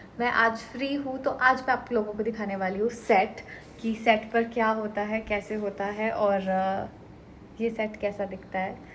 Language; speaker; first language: Hindi; native; Hindi